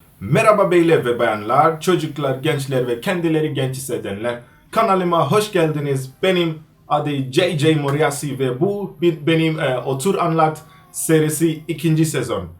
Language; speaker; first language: Turkish; non-native, fluent; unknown